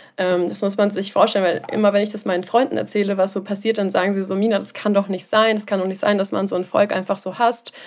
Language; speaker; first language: German; native; German